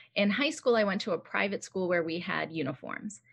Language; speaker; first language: English; native; English